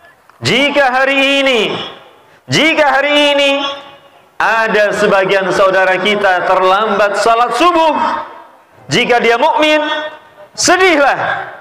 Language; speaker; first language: Indonesian; native; Indonesian